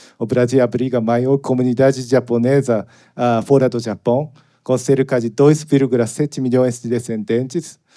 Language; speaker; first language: Portuguese; non-native, learner; Japanese